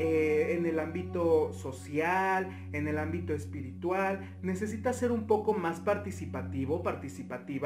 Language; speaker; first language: Spanish; native; Spanish